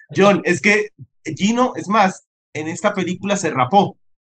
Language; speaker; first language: Spanish; native; Spanish